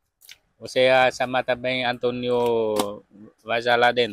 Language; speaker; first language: Portuguese; non-native, learner; Vietnamese